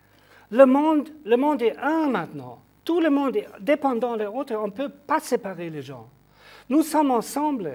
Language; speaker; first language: French; non-native, learner; German